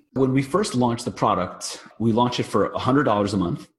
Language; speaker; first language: English; native; English